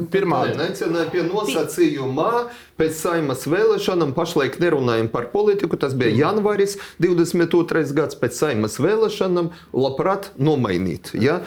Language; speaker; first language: Latvian; non-native, local second language; Russian